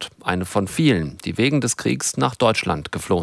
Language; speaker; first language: German; native; German